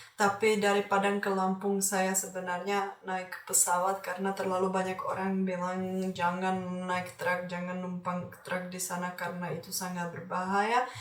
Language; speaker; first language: Indonesian; non-native, fluent; Czech